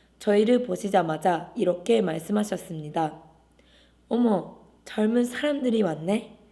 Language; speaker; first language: Korean; non-native, fluent; Japanese